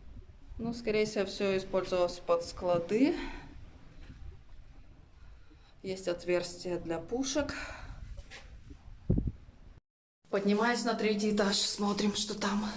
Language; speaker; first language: Russian; native; Russian